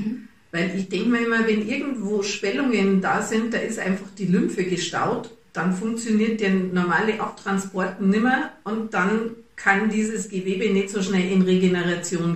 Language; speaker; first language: German; native; German